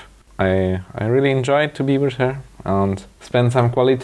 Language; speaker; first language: English; non-native, fluent; German